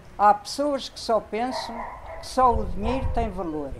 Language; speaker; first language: Portuguese; native; Portuguese